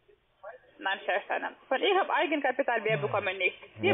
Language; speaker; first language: German; non-native, fluent; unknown